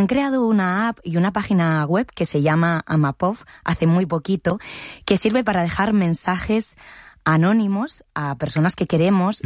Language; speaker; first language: Spanish; native; Spanish